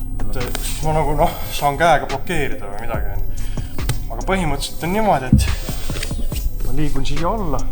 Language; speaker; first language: Estonian; native; Estonian